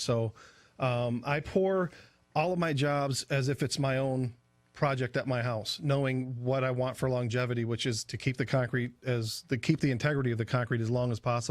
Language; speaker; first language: English; native; English